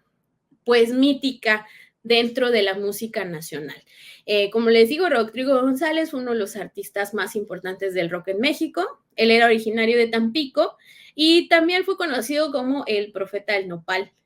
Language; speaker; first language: Spanish; native; Spanish